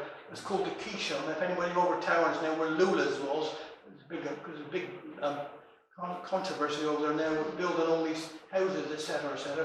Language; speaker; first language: English; native; English